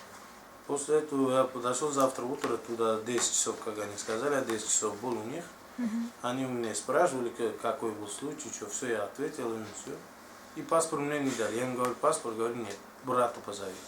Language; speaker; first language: Russian; non-native, learner; Tajik